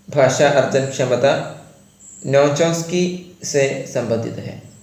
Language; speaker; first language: Hindi; non-native, local second language; Malayalam